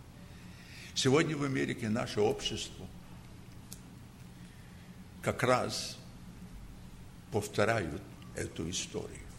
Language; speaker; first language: Russian; early bilingual, heritage; Russian